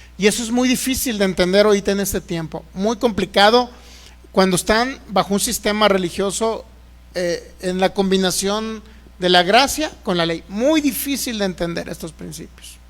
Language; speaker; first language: Spanish; native; Spanish